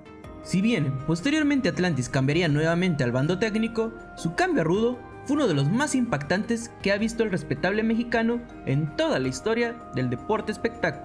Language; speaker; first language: Spanish; native; Spanish